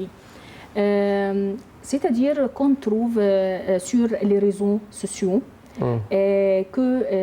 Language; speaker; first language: French; non-native, learner; Arabic